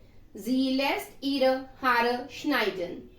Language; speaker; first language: German; non-native, fluent; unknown